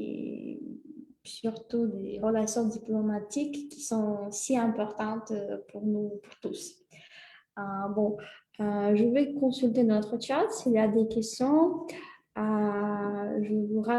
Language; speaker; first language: French; non-native, fluent; Russian